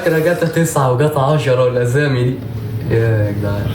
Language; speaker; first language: Arabic; native; Arabic